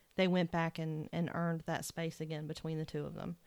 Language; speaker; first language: English; native; English